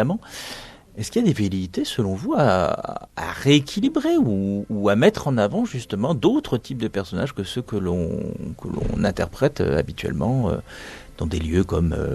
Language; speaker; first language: French; native; French